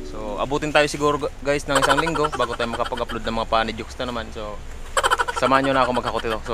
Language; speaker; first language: Filipino; non-native, local second language; Bikol